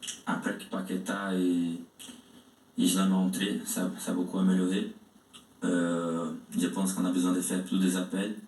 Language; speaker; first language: French; non-native, learner; Portuguese